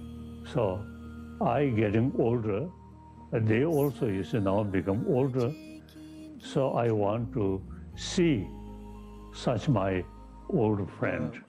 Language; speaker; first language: English; non-native, learner; Tibetan